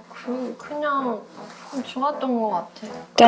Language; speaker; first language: Korean; non-native, fluent; Chinese